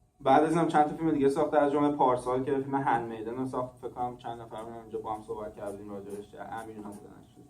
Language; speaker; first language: Persian; early bilingual, heritage; English